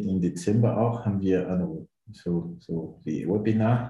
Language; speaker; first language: German; non-native, learner; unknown